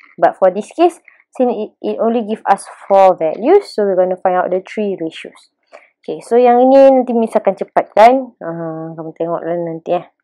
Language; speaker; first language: English; non-native, local second language; Malay